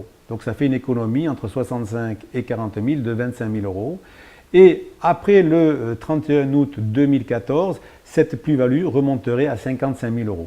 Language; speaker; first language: French; native; French